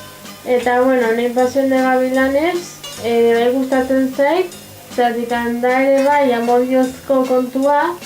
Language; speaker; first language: Basque; non-native, local second language; Spanish